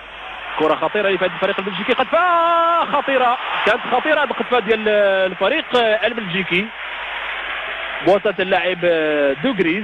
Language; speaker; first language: Arabic; native; Arabic